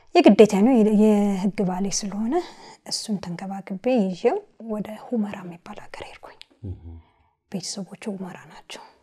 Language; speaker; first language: Amharic; native; Amharic